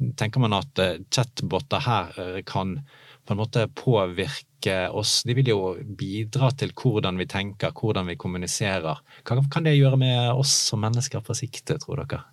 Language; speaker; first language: Norwegian; native; Norwegian